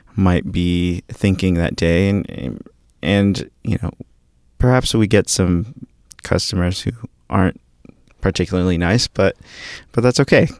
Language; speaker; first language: English; early bilingual, other home language; Filipino